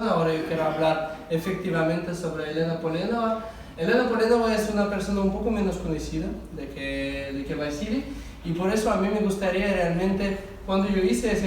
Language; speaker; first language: Spanish; non-native, fluent; Russian